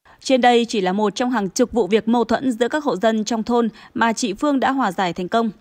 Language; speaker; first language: Vietnamese; native; Vietnamese